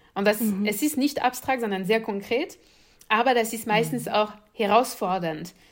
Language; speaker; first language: German; non-native, fluent; French